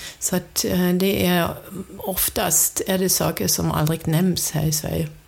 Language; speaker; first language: Swedish; non-native, fluent; German